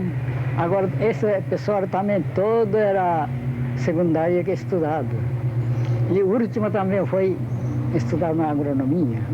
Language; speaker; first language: Portuguese; non-native, learner; Japanese